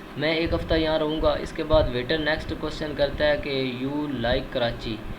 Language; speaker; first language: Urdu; native; Urdu